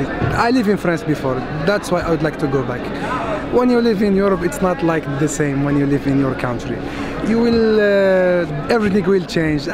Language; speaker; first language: English; non-native, learner; Arabic